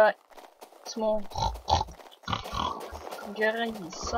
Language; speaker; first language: Swedish; early bilingual, heritage; Swedish